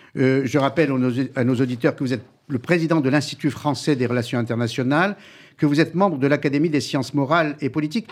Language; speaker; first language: French; native; French